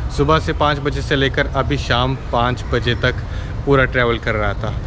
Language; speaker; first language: Hindi; native; Hindi